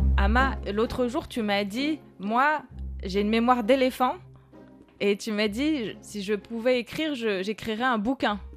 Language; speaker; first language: French; native; French